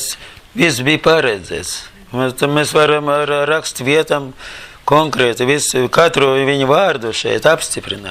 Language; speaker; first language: Latvian; non-native, learner; Russian